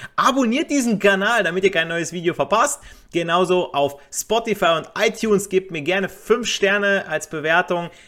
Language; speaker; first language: German; native; German